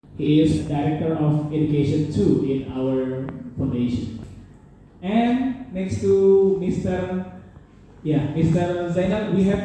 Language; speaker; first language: English; non-native, fluent; Indonesian